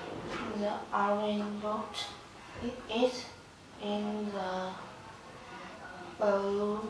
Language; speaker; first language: English; non-native, learner; Vietnamese